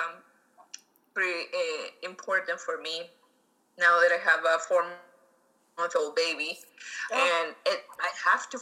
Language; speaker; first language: English; non-native, fluent; Spanish